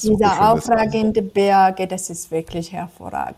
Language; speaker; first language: German; non-native, fluent; Georgian